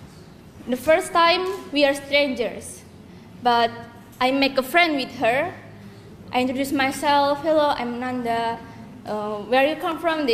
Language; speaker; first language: English; non-native, learner; Indonesian